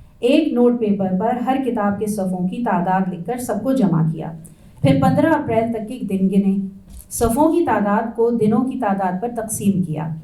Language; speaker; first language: Urdu; native; Urdu